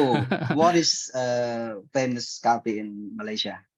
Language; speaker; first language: English; non-native, learner; Indonesian